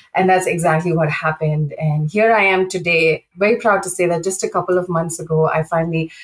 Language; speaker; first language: English; non-native, local second language; Telugu